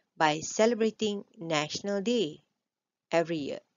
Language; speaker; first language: English; non-native, local second language; Malay